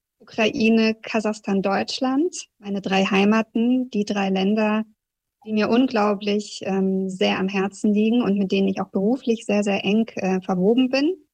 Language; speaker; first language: German; early bilingual, other home language; Russian